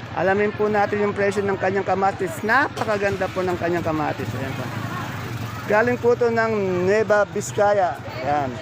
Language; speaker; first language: Filipino; native; Filipino